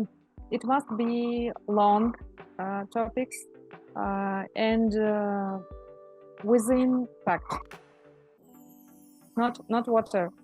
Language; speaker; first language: English; non-native, learner; Russian